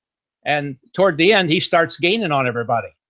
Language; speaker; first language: English; native; English